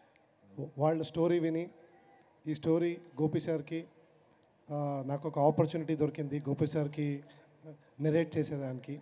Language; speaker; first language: Telugu; non-native, fluent; Kannada